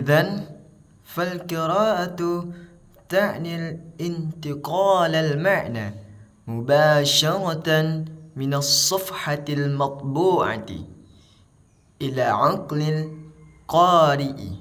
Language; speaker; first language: Arabic; non-native, learner; Indonesian